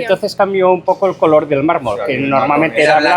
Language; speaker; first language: Spanish; native; Spanish